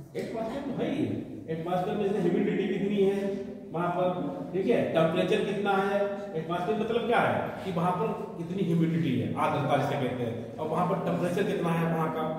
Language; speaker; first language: Hindi; native; Hindi